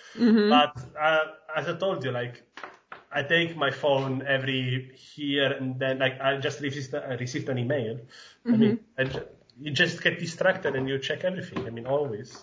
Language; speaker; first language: English; non-native, fluent; Italian